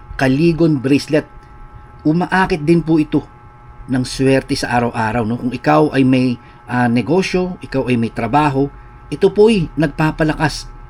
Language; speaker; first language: Filipino; non-native, local second language; Pampanga